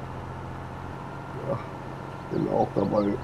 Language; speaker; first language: German; native; German